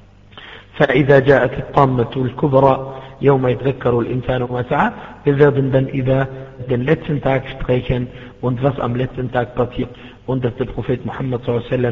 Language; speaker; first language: German; non-native, fluent; Arabic